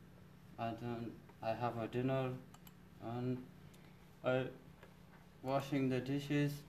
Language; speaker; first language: English; non-native, learner; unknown